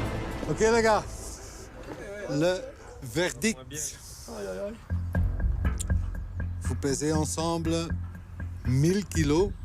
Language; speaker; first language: French; non-native, local second language; Dutch